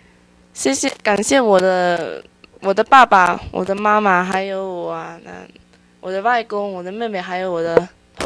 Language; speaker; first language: Spanish; non-native, learner; Chinese